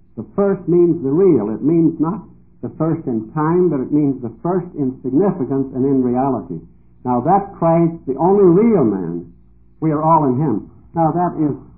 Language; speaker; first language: English; early bilingual, other home language; Dutch